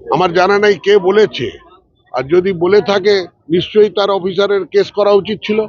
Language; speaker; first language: Bangla; early bilingual, other home language; Punjabi